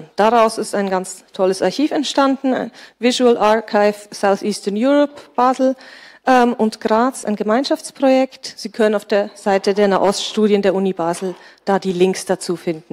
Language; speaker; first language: German; native; German